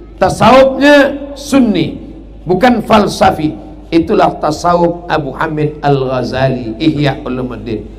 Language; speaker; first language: Indonesian; native; Indonesian